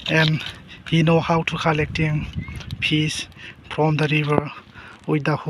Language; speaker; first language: English; non-native, local second language; Assamese